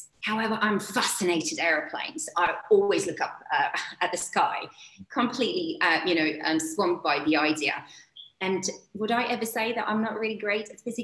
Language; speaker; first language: English; non-native, fluent; Czech